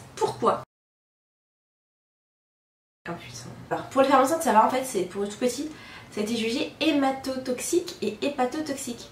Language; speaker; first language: French; native; French